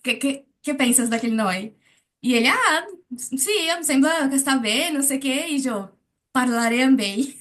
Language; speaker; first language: Catalan; non-native, learner; Portuguese